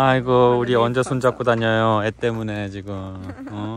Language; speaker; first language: Korean; native; Korean